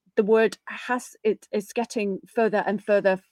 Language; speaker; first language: English; non-native, local second language; Cantonese